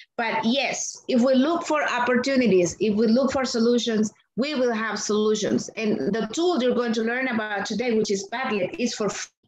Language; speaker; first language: English; non-native, fluent; Spanish